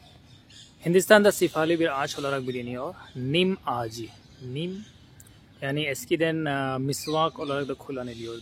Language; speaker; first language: Turkish; non-native, fluent; Hindi